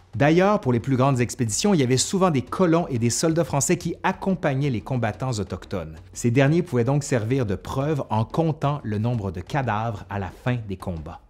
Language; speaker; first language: French; native; French